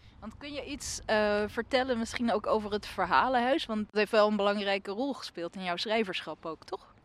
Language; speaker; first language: Dutch; native; Dutch